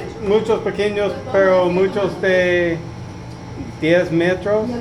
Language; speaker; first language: Spanish; non-native, learner; English